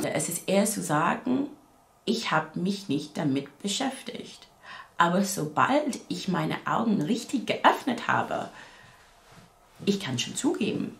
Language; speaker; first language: German; non-native, fluent; English